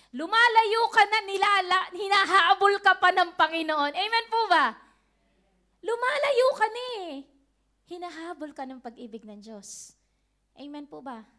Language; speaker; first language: Filipino; native; Filipino